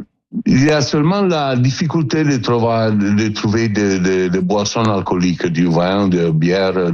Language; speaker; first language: French; non-native, learner; Italian